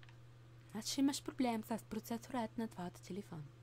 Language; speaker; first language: Bulgarian; native; Bulgarian